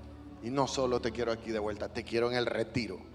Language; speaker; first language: Spanish; native; Spanish